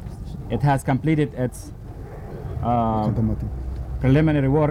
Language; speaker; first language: English; non-native, fluent; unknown